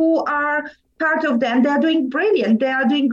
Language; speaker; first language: English; non-native, learner; Polish